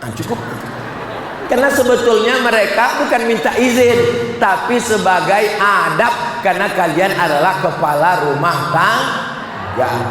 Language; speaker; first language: Indonesian; native; Indonesian